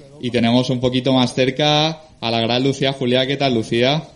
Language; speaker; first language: Spanish; native; Spanish